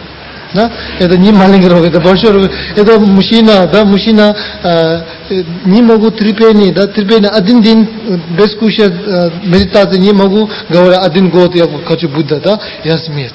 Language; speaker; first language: Russian; non-native, learner; Tibetan